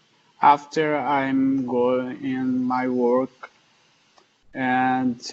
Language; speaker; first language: English; non-native, learner; Portuguese